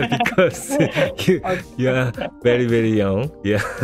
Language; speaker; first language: English; non-native, learner; Korean